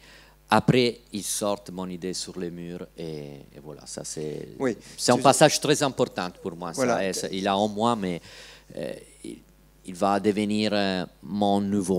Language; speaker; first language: French; non-native, learner; Italian